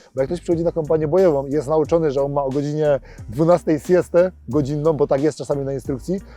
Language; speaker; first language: Polish; native; Polish